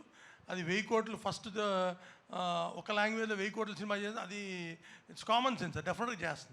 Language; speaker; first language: Telugu; native; Telugu